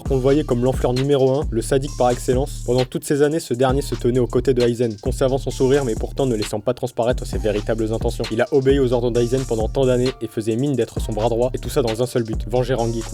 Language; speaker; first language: French; native; French